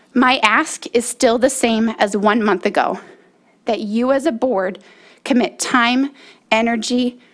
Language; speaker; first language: English; native; English